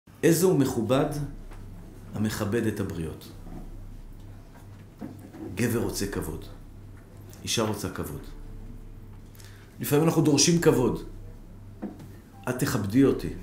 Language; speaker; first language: Hebrew; native; Hebrew